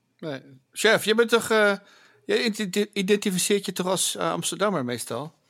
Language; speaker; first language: Dutch; native; Dutch